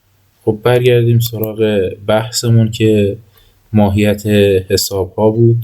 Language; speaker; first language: Persian; native; Persian